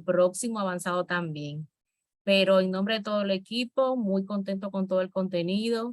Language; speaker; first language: Spanish; native; Spanish